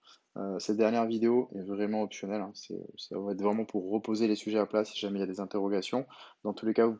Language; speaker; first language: French; native; French